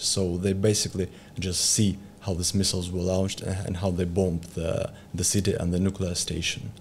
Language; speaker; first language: English; non-native, learner; Ukrainian